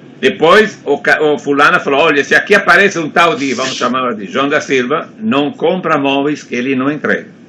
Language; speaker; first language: Portuguese; non-native, fluent; Italian